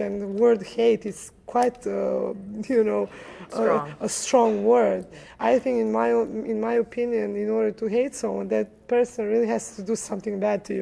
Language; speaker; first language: English; early bilingual, other home language; Serbian